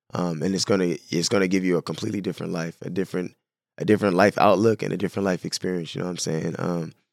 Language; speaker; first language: English; native; English